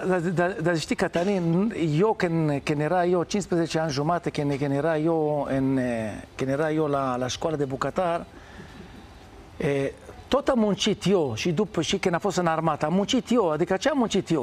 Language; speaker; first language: Romanian; non-native, fluent; Hebrew